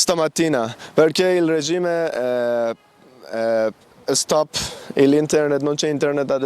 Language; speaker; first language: Italian; non-native, learner; Persian